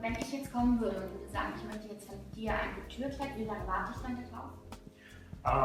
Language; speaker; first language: German; native; German